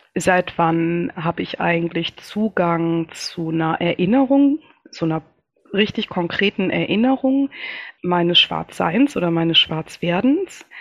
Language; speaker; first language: German; early bilingual, other home language; Kinyarwanda